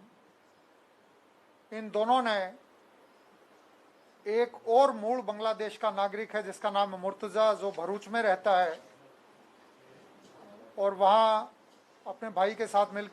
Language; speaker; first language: Hindi; non-native, local second language; Gujarati